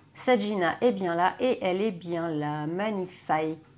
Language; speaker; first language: French; native; French